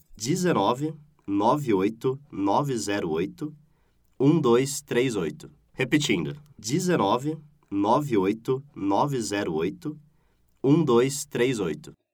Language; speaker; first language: Portuguese; native; Portuguese